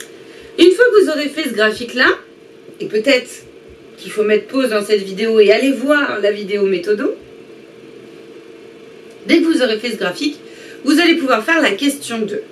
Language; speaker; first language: French; native; French